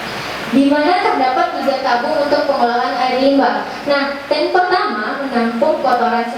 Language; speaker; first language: Indonesian; native; Indonesian